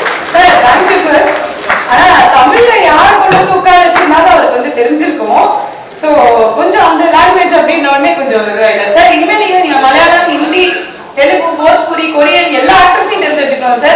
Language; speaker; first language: Tamil; native; Tamil